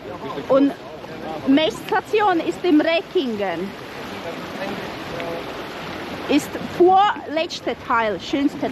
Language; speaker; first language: German; non-native, learner; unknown